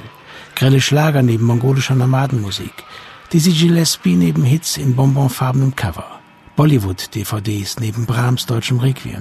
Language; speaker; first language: German; native; German